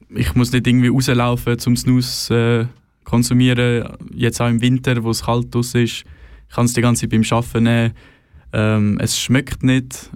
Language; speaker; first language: German; non-native, fluent; Swedish